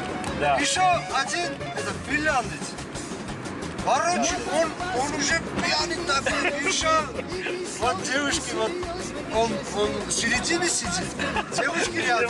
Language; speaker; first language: Russian; non-native, fluent; Armenian